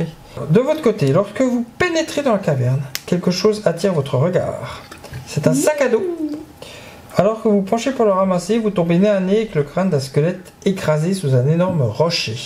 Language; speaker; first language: French; native; French